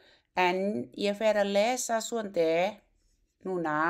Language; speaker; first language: Icelandic; non-native, learner; Thai